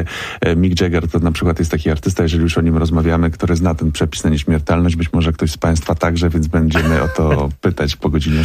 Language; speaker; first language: Polish; native; Polish